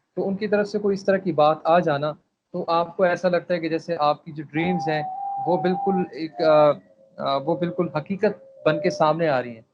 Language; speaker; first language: Urdu; non-native, local second language; Pashto